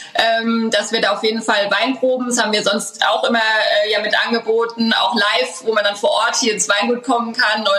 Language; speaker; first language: German; native; German